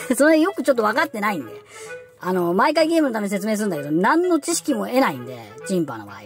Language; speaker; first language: Japanese; native; Japanese